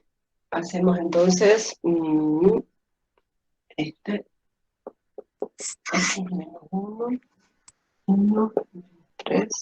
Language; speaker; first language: Spanish; native; Spanish